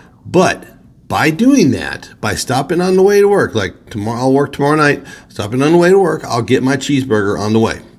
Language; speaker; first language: English; native; English